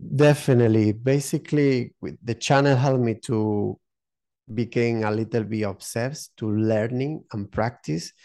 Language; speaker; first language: English; non-native, learner; Spanish